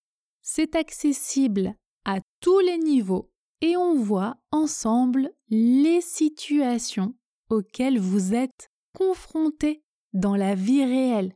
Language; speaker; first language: French; native; French